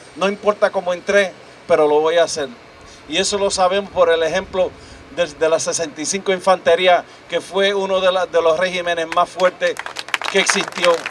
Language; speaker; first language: Spanish; early bilingual, heritage; Spanish